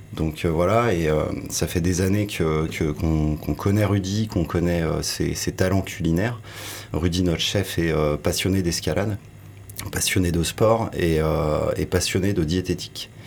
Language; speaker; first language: French; native; French